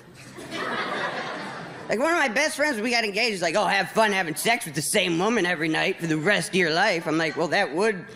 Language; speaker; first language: English; native; English